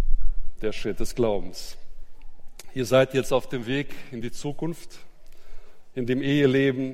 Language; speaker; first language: German; native; German